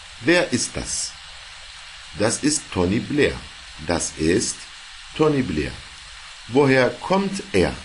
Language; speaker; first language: German; non-native, fluent; Turkish